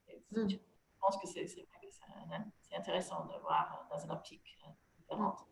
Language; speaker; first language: French; non-native, fluent; English